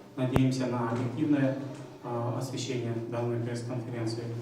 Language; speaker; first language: Russian; non-native, local second language; Kyrgyz